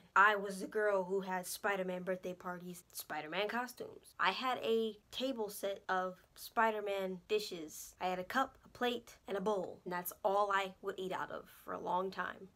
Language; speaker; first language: English; native; English